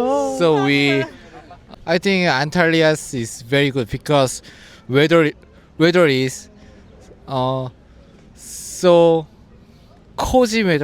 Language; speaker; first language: English; non-native, learner; Korean